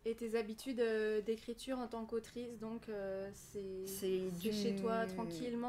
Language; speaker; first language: French; native; French